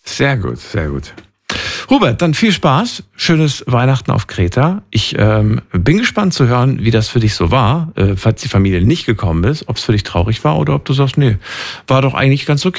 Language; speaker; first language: German; native; German